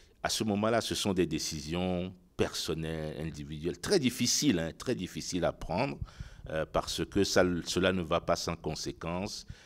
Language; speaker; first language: French; non-native, local second language; Ewe